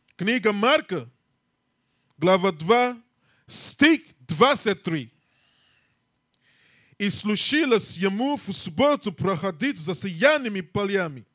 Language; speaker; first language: Russian; non-native, learner; English